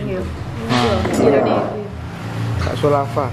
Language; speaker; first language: Indonesian; native; Indonesian